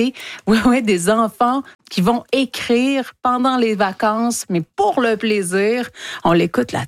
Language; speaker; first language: French; native; French